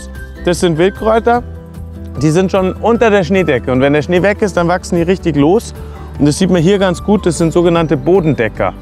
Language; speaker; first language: German; native; German